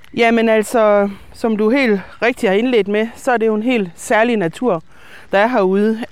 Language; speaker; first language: Danish; native; Danish